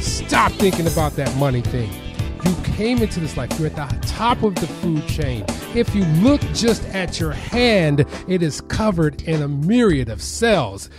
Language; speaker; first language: English; native; English